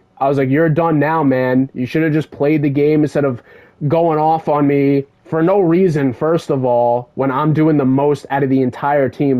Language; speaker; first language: English; native; English